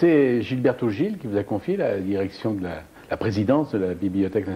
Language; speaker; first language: French; native; French